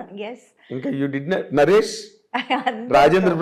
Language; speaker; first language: Telugu; native; Telugu